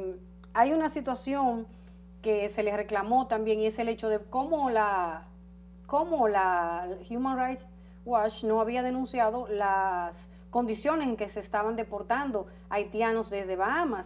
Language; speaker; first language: Spanish; native; Spanish